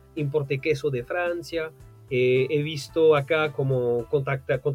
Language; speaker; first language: Spanish; non-native, fluent; French